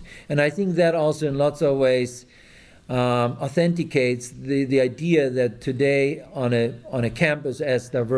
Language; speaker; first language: English; non-native, fluent; German